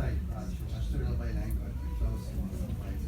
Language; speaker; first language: Lithuanian; early bilingual, heritage; English